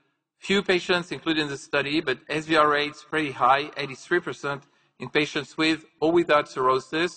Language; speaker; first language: English; non-native, fluent; French